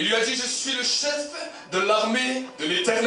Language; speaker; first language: French; native; French